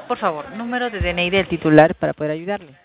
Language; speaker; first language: Spanish; native; Spanish